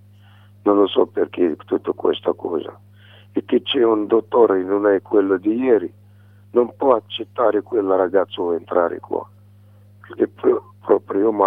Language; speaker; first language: Italian; non-native, learner; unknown